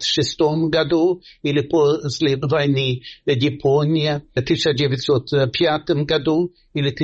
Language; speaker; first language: Russian; non-native, fluent; Swedish